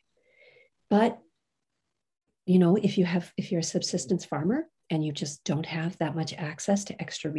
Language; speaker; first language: English; native; English